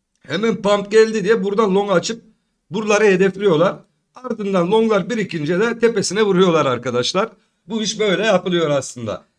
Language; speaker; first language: Turkish; native; Turkish